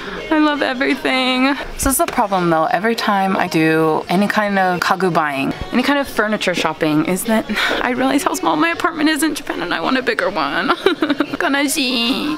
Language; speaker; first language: English; native; English